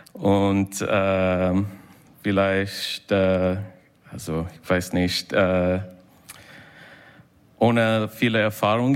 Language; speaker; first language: German; non-native, learner; English